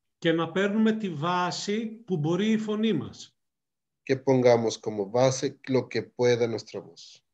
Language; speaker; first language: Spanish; non-native, learner; Greek